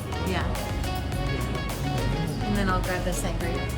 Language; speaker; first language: English; native; English